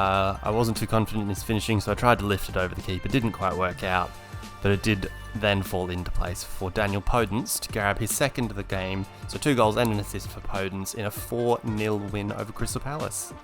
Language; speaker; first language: English; native; English